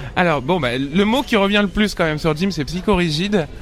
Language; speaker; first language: French; native; French